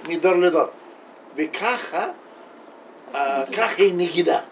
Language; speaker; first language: Hebrew; non-native, learner; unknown